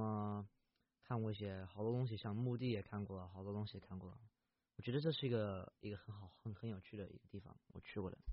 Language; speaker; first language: Chinese; early bilingual, heritage; Chinese